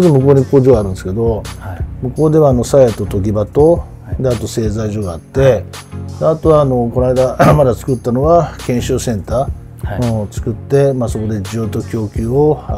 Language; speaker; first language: Japanese; native; Japanese